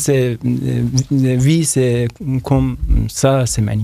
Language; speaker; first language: French; non-native, learner; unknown